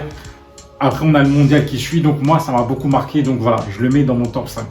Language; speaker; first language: French; native; French